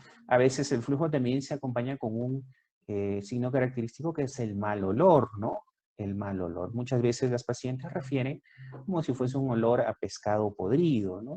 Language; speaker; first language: Spanish; native; Spanish